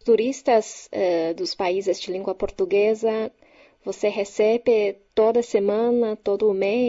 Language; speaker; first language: Portuguese; non-native, fluent; Chinese